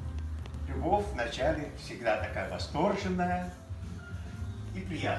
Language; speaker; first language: Russian; native; Russian